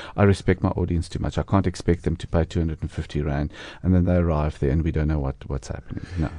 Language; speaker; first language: English; non-native, local second language; Afrikaans